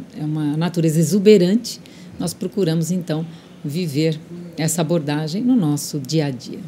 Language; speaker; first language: Portuguese; early bilingual, other home language; Spanish